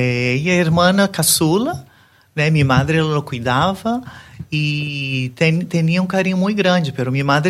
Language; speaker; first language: Spanish; non-native, learner; Portuguese